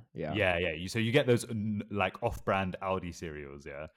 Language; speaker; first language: English; native; English